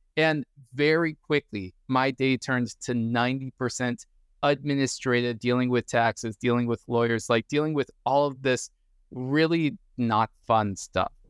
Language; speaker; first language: English; native; English